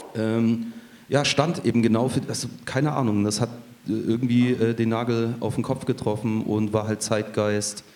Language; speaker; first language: German; native; German